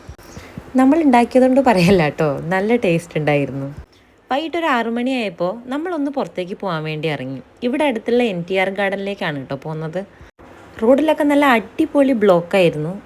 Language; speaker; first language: Malayalam; native; Malayalam